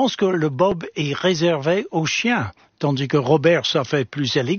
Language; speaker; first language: French; non-native, fluent; English